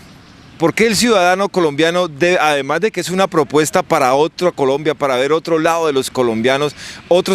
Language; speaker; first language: Spanish; native; Spanish